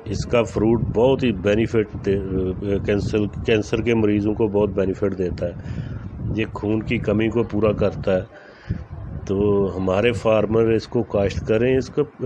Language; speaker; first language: Urdu; native; Urdu